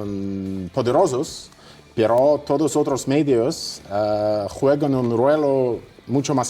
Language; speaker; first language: Spanish; non-native, fluent; Russian